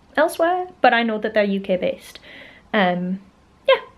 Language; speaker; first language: English; native; English